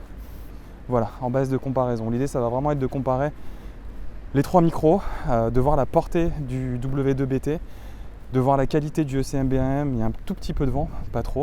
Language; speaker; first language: French; native; French